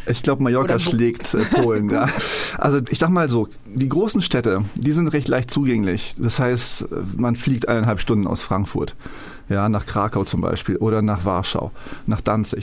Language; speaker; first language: German; early bilingual, other home language; Polish